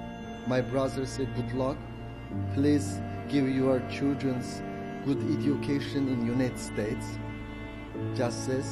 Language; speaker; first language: English; non-native, learner; Uyghur